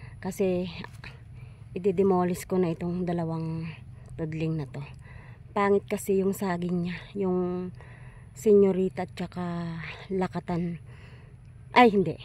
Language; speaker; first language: Filipino; non-native, local second language; Iloko